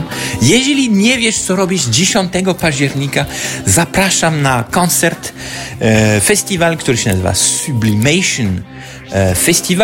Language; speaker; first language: Polish; non-native, fluent; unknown